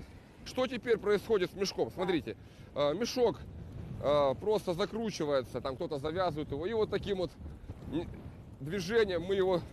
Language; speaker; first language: Russian; native; Russian